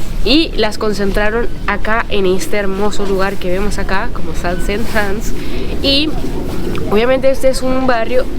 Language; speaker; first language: Spanish; native; Spanish